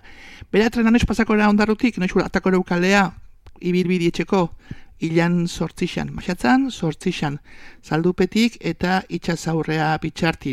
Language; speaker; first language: Basque; native; Basque